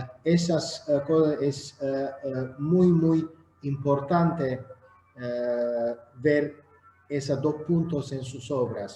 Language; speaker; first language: Spanish; non-native, fluent; Azerbaijani